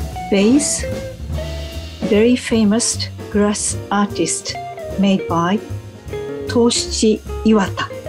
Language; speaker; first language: English; non-native, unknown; Japanese